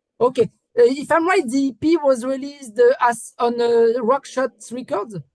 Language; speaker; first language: English; non-native, learner; French